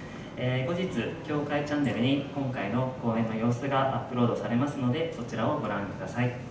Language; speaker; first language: Japanese; native; Japanese